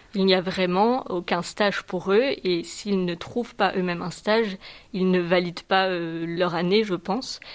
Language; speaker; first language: French; native; French